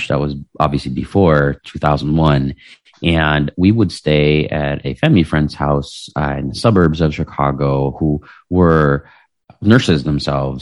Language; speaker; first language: English; non-native, local second language; Filipino